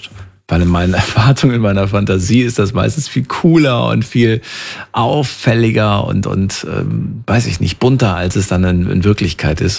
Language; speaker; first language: German; native; German